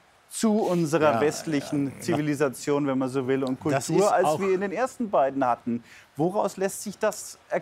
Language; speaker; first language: German; native; German